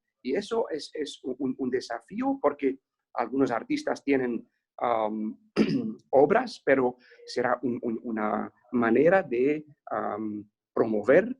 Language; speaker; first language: Spanish; non-native, fluent; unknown